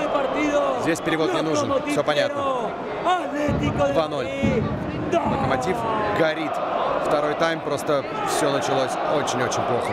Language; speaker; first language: Russian; native; Russian